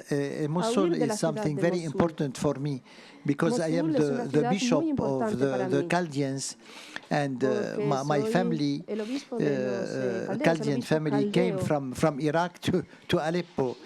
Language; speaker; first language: English; non-native, fluent; Arabic